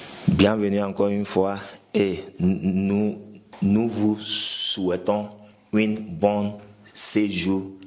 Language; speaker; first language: French; non-native, fluent; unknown